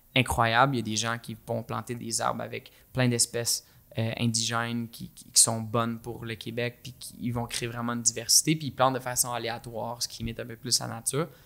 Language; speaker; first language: French; native; French